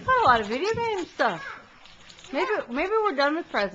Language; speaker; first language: English; native; English